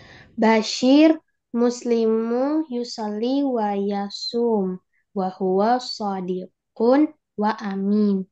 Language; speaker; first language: Arabic; non-native, learner; Indonesian